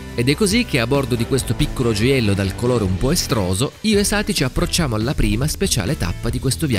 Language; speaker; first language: Italian; native; Italian